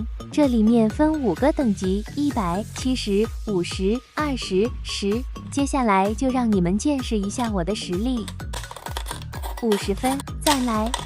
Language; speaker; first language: Chinese; native; Chinese